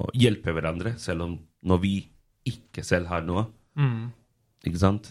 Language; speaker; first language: Norwegian; non-native, fluent; Spanish